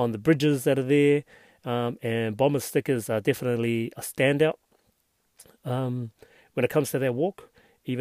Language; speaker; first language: English; native; English